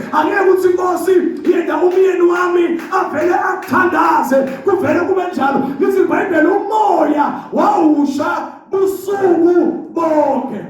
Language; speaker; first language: Zulu; non-native, local second language; Swati